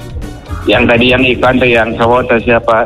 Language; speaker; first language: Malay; non-native, local second language; Sundanese